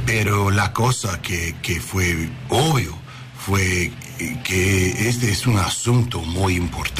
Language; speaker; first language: Spanish; non-native, learner; English